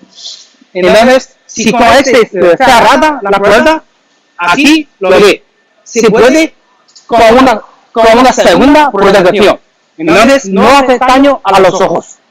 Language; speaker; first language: Spanish; non-native, learner; Chinese